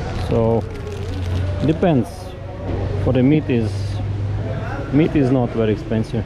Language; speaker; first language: English; non-native, fluent; Russian